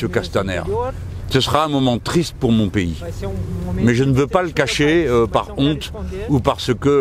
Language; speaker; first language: French; native; French